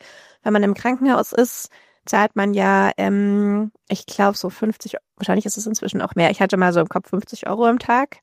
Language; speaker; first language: German; native; German